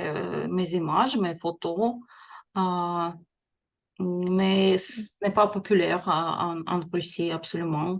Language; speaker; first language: French; non-native, learner; Russian